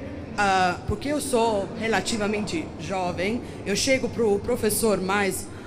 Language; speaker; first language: Portuguese; non-native, fluent; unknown